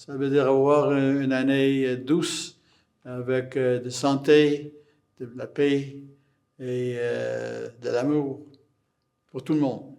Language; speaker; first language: French; non-native, fluent; English